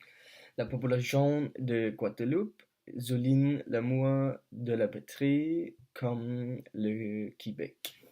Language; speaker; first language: French; non-native, learner; Danish